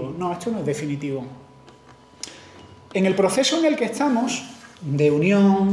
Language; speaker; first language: Spanish; native; Spanish